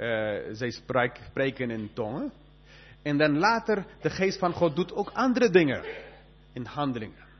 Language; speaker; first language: Dutch; non-native, fluent; English